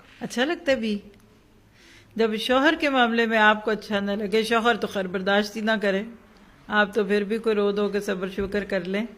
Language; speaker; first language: Urdu; native; Urdu